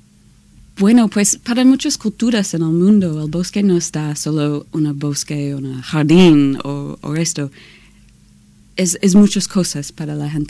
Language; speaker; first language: Spanish; non-native, learner; English